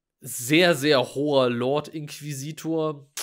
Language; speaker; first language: German; native; German